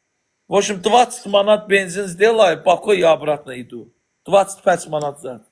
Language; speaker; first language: Russian; non-native, learner; Azerbaijani